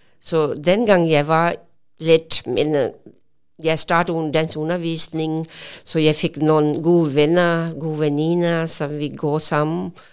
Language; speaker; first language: Danish; non-native, learner; Urdu